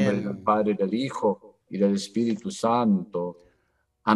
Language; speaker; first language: Spanish; non-native, fluent; English